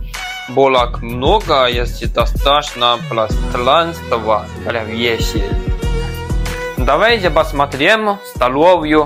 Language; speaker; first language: Russian; non-native, learner; Chinese